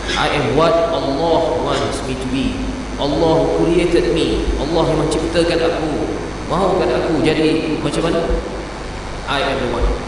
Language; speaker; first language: Malay; native; Malay